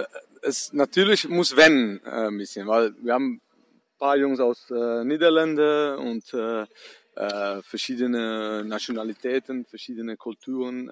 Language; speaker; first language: German; non-native, learner; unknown